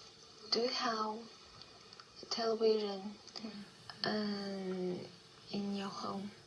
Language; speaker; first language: English; non-native, learner; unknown